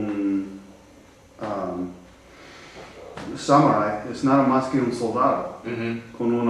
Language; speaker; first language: Spanish; non-native, learner; English